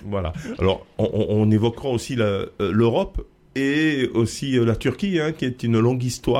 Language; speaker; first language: French; native; French